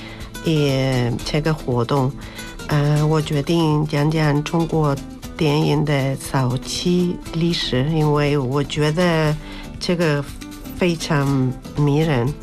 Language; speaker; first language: Chinese; non-native, learner; Spanish